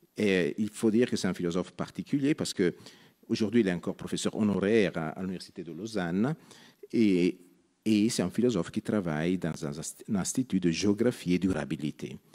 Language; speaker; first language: French; non-native, local second language; Italian